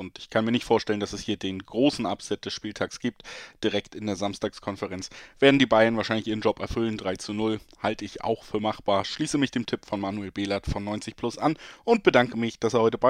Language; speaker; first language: German; native; German